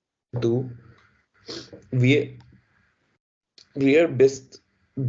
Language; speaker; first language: German; non-native, learner; Hindi